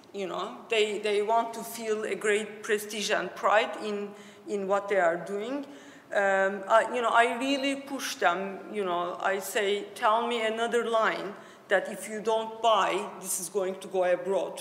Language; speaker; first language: English; non-native, fluent; Turkish